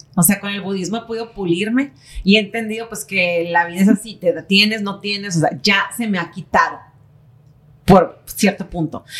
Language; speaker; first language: Spanish; native; Spanish